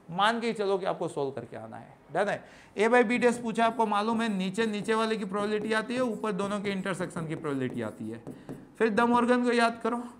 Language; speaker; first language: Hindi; non-native, local second language; Gujarati